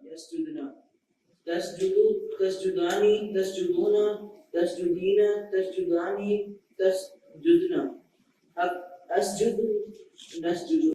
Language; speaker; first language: Arabic; non-native, learner; Urdu